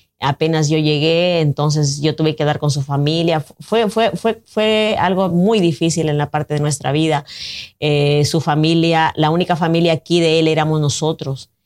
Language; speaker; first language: Spanish; native; Spanish